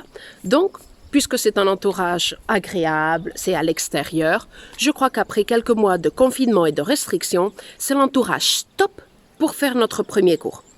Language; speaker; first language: French; non-native, fluent; Spanish